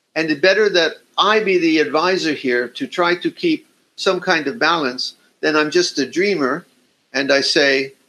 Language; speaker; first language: English; native; English